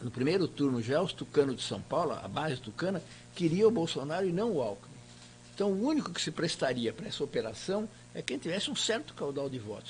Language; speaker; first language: Portuguese; native; Portuguese